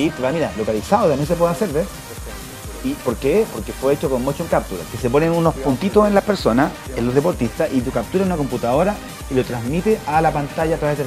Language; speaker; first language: Spanish; native; Spanish